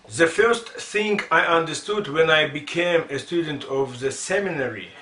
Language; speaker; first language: English; non-native, fluent; Russian